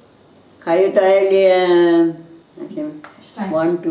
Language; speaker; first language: Hebrew; non-native, learner; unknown